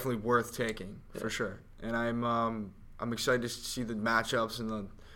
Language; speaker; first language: English; native; English